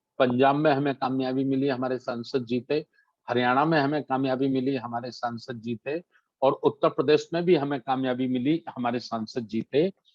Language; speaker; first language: Hindi; native; Hindi